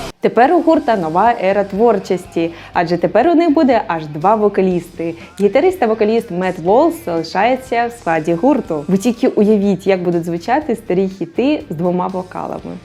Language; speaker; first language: Ukrainian; native; Ukrainian